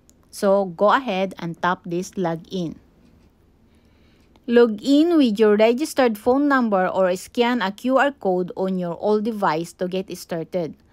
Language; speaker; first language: English; non-native, local second language; Filipino